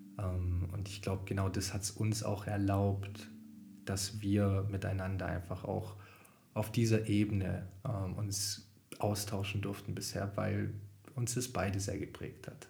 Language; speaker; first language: German; early bilingual, other home language; Albanian